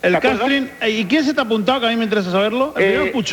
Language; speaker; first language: Spanish; native; Spanish